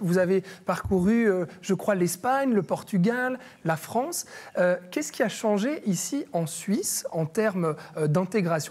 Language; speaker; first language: French; native; French